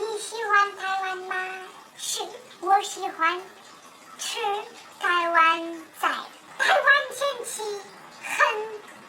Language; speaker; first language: Chinese; non-native, learner; French